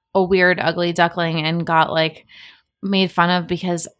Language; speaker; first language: English; native; English